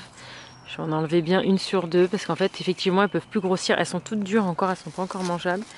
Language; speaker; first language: French; native; French